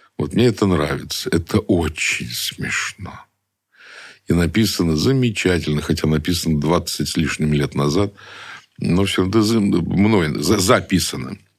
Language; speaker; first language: Russian; native; Russian